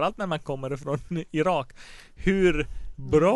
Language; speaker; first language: Swedish; non-native, fluent; Arabic